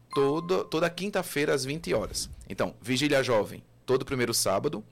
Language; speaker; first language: Portuguese; native; Portuguese